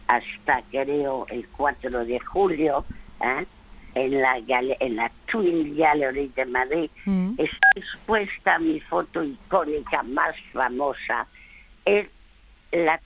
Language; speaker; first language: Spanish; early bilingual, other home language; French